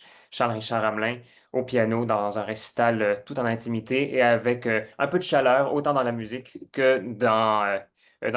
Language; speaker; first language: French; native; French